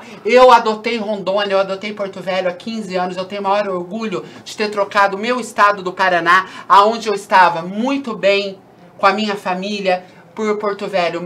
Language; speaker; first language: Portuguese; native; Portuguese